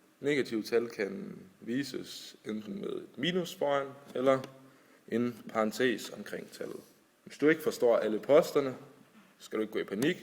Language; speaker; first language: Danish; native; Danish